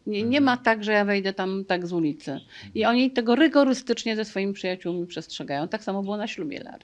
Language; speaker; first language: Polish; native; Polish